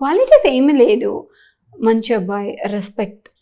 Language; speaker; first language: Telugu; non-native, learner; Tamil